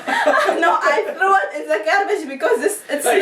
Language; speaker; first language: English; non-native, learner; Arabic